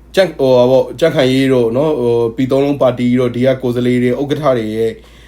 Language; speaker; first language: Burmese; native; Burmese